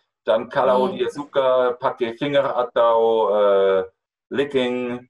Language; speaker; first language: Indonesian; non-native, fluent; German